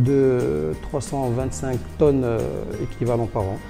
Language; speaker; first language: French; non-native, local second language; Arabic